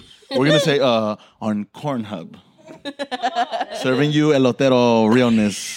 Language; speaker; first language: English; early bilingual, other home language; Spanish